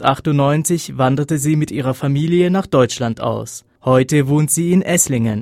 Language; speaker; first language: German; native; German